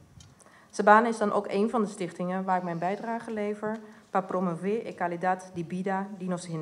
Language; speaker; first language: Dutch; non-native, local second language; Papiamento